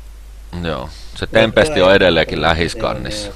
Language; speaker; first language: Finnish; native; Finnish